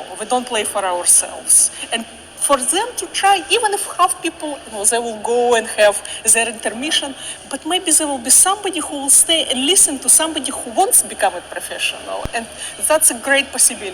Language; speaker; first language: English; non-native, fluent; Russian